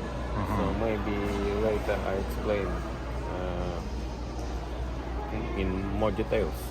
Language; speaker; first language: English; non-native, learner; Russian